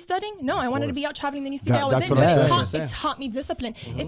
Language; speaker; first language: English; native; English